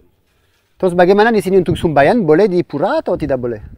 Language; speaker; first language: Indonesian; non-native, fluent; French